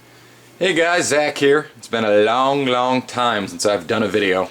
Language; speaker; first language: English; native; English